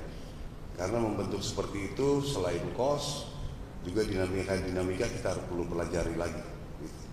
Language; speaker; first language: Indonesian; native; Indonesian